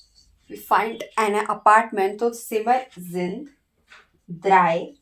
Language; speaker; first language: German; non-native, learner; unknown